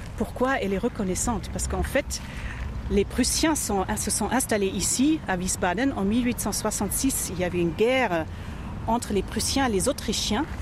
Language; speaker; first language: French; non-native, fluent; German